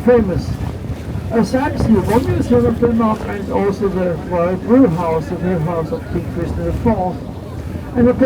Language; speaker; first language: English; non-native, fluent; Danish